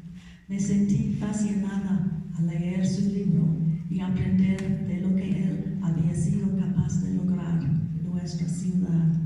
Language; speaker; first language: Spanish; non-native, learner; English